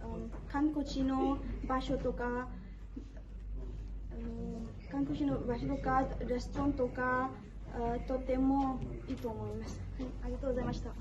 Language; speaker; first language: Japanese; non-native, learner; Khasi